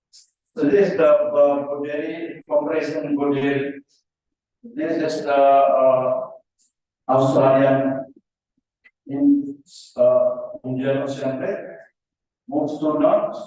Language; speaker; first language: English; non-native, learner; Indonesian